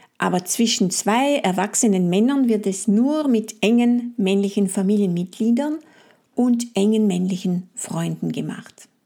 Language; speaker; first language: German; non-native, fluent; French